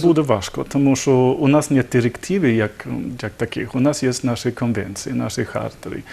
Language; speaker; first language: Ukrainian; non-native, learner; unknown